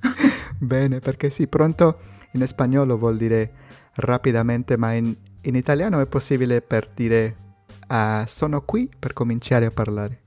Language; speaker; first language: Italian; non-native, learner; Spanish